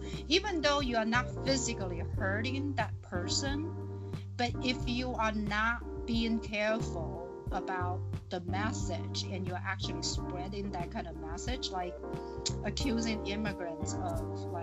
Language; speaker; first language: English; non-native, fluent; Chinese